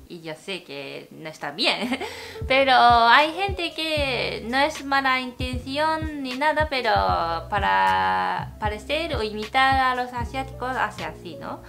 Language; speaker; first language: Spanish; non-native, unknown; Japanese